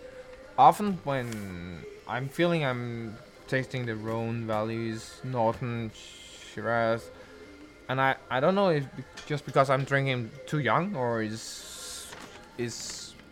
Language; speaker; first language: English; non-native, fluent; Danish